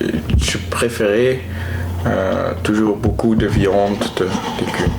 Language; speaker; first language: French; non-native, learner; Dutch